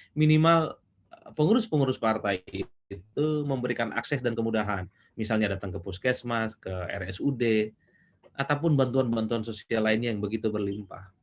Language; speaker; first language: Indonesian; non-native, local second language; Madurese